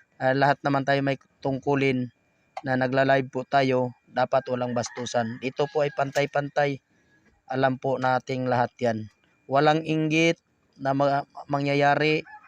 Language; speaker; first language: Filipino; non-native, local second language; Cebuano